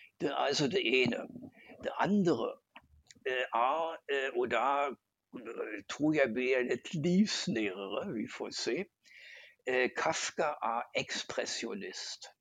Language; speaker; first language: Norwegian; non-native, fluent; German